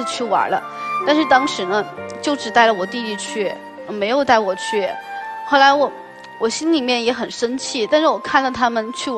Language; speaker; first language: Chinese; native; Chinese